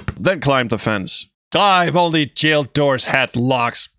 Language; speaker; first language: English; non-native, fluent; Danish